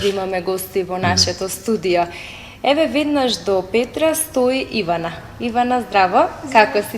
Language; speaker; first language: Macedonian; native; Macedonian